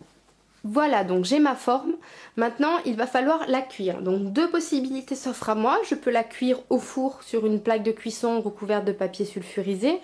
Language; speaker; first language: French; native; French